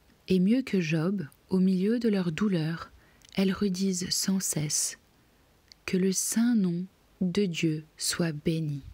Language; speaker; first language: French; native; French